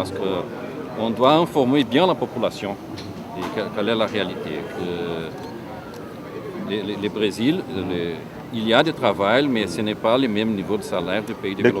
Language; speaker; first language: French; non-native, fluent; Portuguese